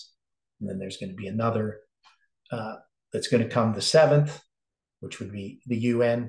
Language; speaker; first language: English; native; English